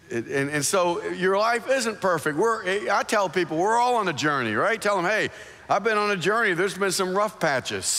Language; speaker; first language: English; native; English